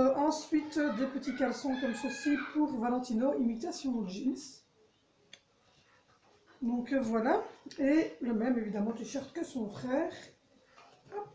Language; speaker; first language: French; native; French